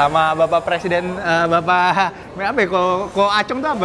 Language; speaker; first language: Indonesian; native; Indonesian